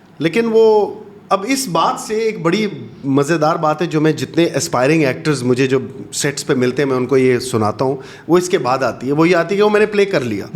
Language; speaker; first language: Urdu; non-native, local second language; Pashto